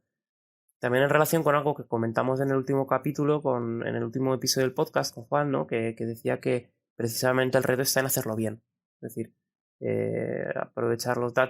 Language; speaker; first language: Spanish; native; Spanish